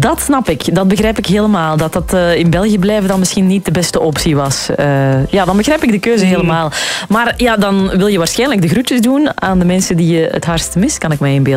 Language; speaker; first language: Dutch; native; Dutch